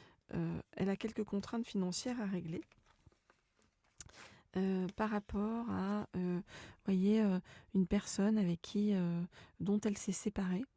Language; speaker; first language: French; native; French